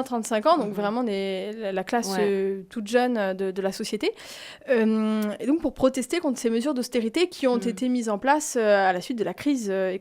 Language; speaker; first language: French; native; French